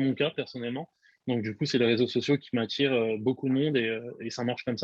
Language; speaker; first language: French; native; French